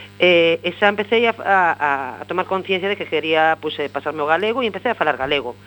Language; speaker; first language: Galician; non-native, local second language; Spanish